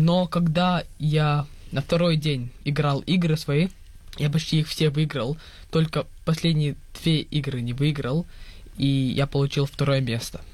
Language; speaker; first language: Russian; early bilingual, heritage; Russian